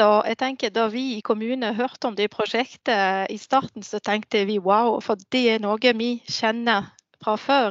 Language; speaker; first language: Norwegian; non-native, fluent; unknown